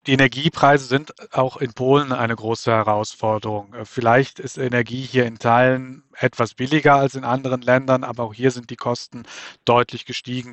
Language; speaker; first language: German; native; German